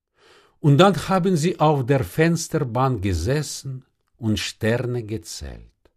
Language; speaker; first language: German; non-native, fluent; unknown